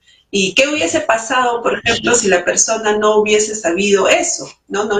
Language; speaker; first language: Spanish; native; Spanish